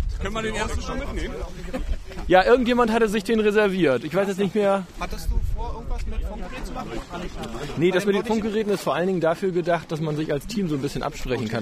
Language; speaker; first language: German; native; German